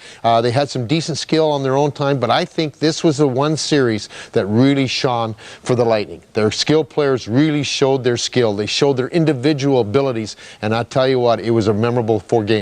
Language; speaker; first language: English; native; English